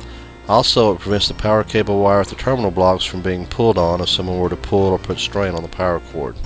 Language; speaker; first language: English; native; English